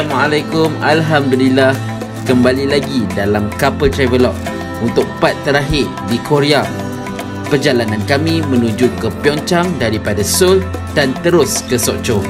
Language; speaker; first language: Malay; native; Malay